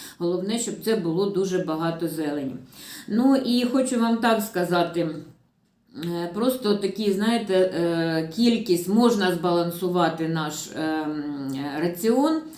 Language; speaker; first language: Ukrainian; non-native, local second language; Russian